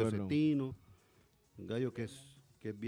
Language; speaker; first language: Spanish; native; Spanish